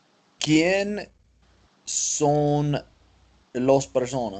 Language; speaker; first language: Spanish; non-native, learner; English